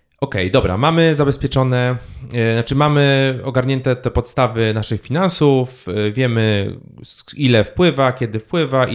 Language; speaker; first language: Polish; native; Polish